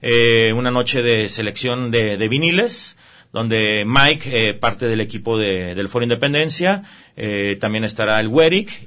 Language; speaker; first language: Spanish; native; Spanish